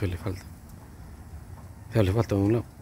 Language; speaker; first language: Spanish; native; Spanish